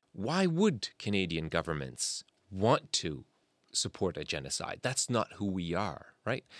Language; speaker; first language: English; early bilingual, other home language; Arabic